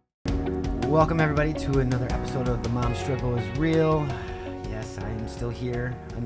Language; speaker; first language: English; native; English